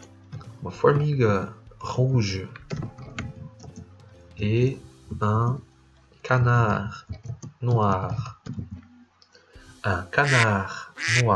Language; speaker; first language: French; non-native, fluent; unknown